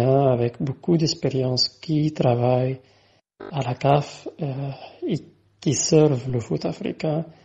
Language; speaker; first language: French; non-native, fluent; Arabic